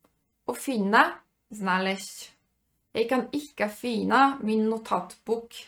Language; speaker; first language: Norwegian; non-native, fluent; Polish